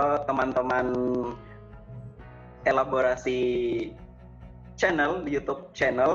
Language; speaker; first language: Indonesian; non-native, local second language; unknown